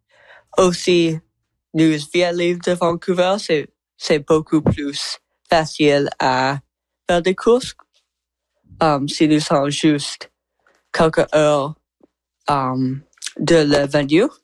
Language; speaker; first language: French; non-native, learner; English